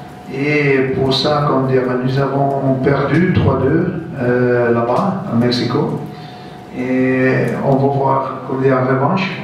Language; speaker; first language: French; non-native, fluent; Turkish